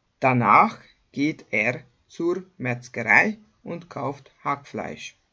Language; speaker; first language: German; non-native, fluent; Hungarian